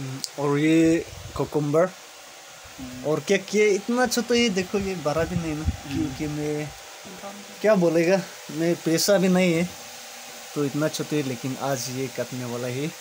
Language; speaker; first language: Hindi; non-native, local second language; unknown